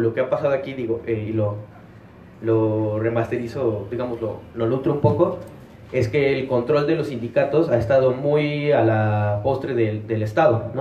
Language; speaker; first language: Spanish; native; Spanish